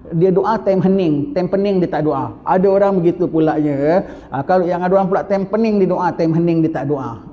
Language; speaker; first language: Malay; native; Malay